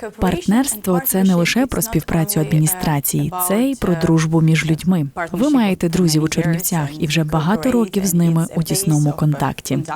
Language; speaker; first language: Ukrainian; native; Ukrainian